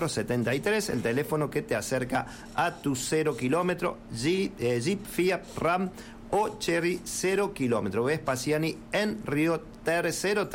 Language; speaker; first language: Spanish; native; Spanish